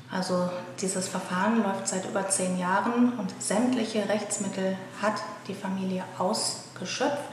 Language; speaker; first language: German; native; German